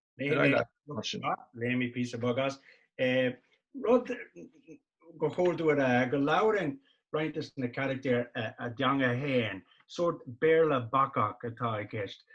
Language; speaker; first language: Irish; non-native, local second language; English